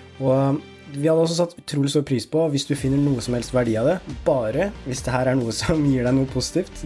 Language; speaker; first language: Norwegian; native; Norwegian